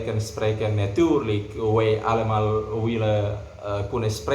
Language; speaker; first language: Dutch; non-native, learner; Indonesian